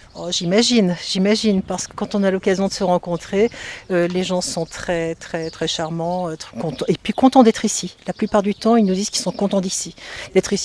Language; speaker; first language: French; native; French